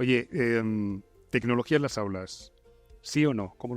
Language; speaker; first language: Spanish; native; Spanish